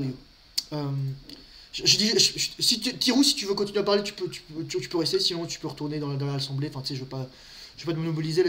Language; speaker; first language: French; native; French